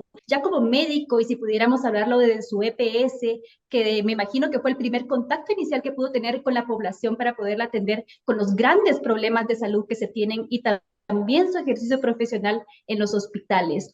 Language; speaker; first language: Spanish; native; Spanish